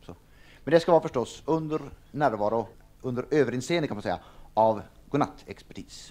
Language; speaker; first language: Swedish; native; Swedish